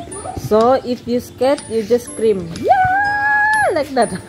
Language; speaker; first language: English; non-native, local second language; Malay